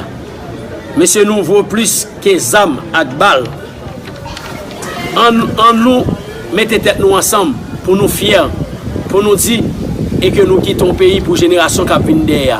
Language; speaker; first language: Haitian Creole; native; Haitian Creole